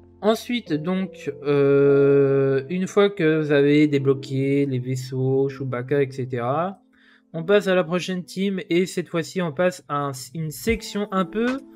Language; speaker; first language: French; native; French